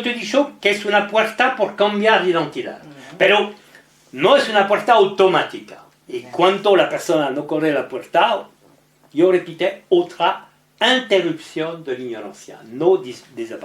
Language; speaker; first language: Spanish; non-native, learner; French